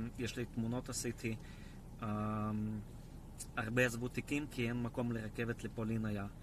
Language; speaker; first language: Hebrew; non-native, fluent; Russian